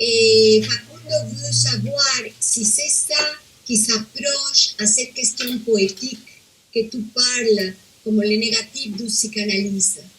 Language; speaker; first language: French; non-native, fluent; Spanish